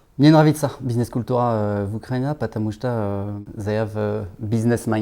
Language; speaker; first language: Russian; non-native, learner; French